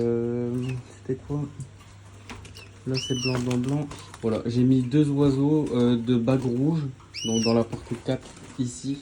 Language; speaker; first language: French; native; French